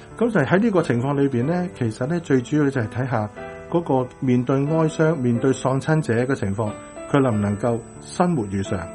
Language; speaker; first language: Chinese; non-native, local second language; Cantonese